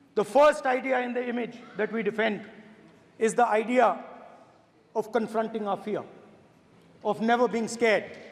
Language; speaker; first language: English; non-native, local second language; Hindi